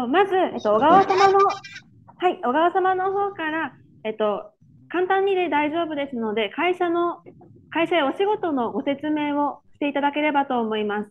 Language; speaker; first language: Japanese; native; Japanese